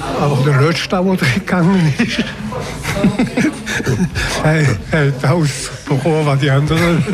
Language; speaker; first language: German; non-native, local second language; French